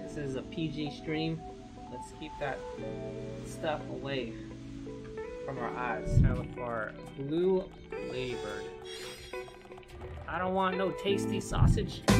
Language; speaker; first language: English; native; English